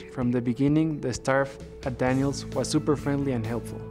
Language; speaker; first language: English; non-native, fluent; Spanish